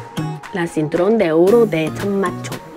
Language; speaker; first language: Spanish; non-native, learner; Korean